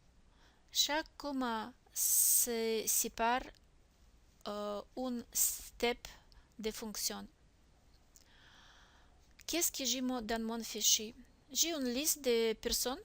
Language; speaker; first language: French; non-native, learner; Russian